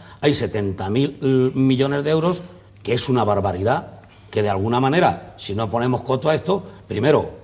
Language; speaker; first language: Spanish; native; Spanish